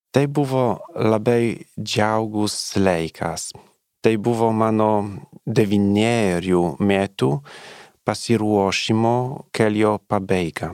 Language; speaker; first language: Lithuanian; non-native, learner; Polish